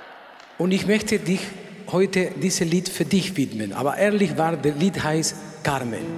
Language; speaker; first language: German; non-native, learner; Spanish